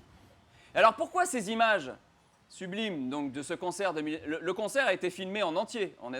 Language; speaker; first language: French; native; French